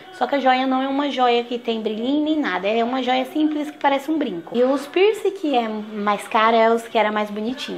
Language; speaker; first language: Portuguese; native; Portuguese